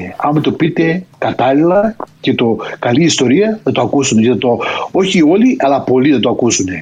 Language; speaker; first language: Greek; early bilingual, heritage; Greek